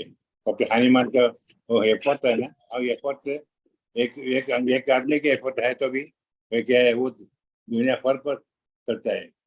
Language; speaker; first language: Hindi; non-native, local second language; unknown